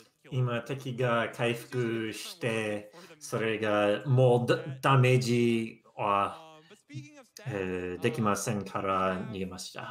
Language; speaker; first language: Japanese; non-native, learner; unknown